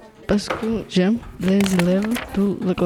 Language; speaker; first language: French; non-native, learner; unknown